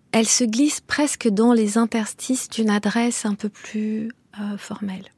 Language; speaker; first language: French; non-native, local second language; Kinyarwanda